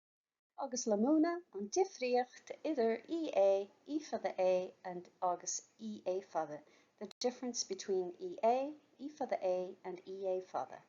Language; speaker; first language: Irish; non-native, local second language; English